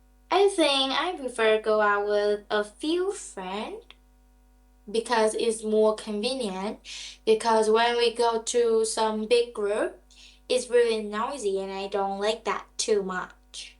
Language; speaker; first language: English; non-native, learner; Vietnamese